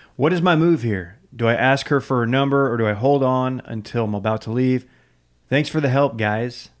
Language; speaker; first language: English; native; English